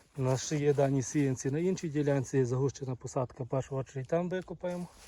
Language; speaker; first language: Ukrainian; native; Ukrainian